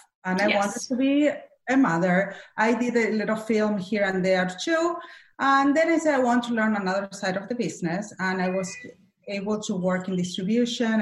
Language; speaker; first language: English; non-native, fluent; Spanish